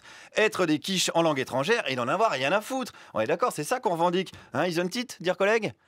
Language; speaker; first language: French; native; French